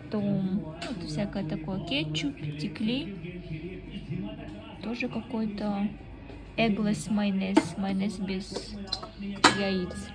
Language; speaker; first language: Russian; native; Russian